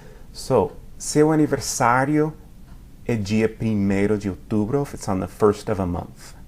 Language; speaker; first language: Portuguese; non-native, fluent; English